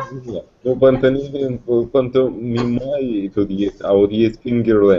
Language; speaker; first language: Russian; native; Russian